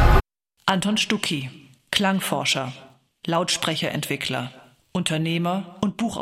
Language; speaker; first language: German; native; German